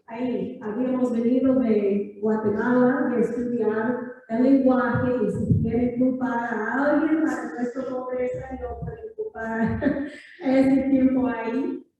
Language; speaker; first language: Spanish; non-native, fluent; English